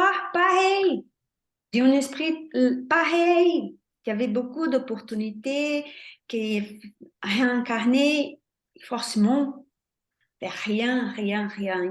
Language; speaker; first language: French; non-native, fluent; Portuguese